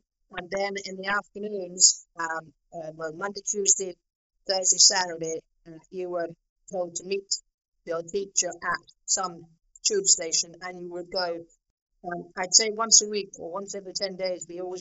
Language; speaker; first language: English; native; English